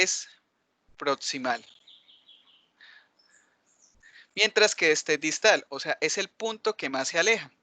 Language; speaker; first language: Spanish; native; Spanish